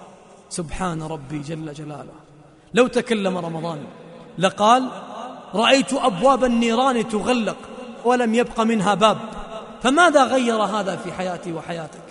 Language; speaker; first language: Arabic; native; Arabic